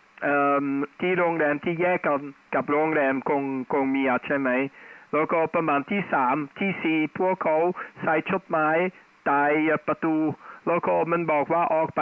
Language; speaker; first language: Thai; non-native, fluent; Dutch